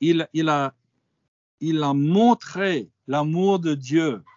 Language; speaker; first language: French; non-native, fluent; English